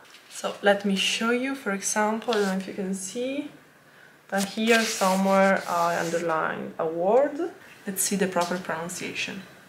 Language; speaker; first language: English; non-native, fluent; Italian